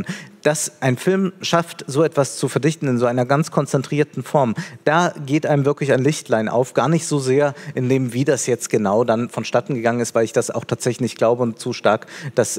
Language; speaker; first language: German; native; German